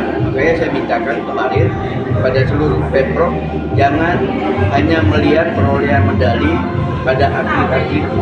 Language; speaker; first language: Indonesian; native; Indonesian